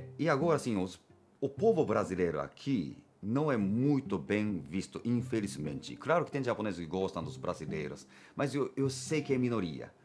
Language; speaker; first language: Portuguese; non-native, fluent; Japanese